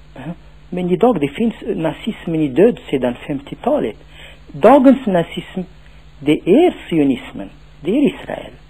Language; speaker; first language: Swedish; non-native, fluent; Tachelhit